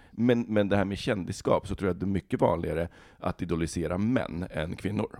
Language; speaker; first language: Swedish; early bilingual, other home language; Bosnian